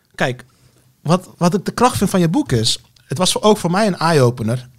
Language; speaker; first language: Dutch; native; Dutch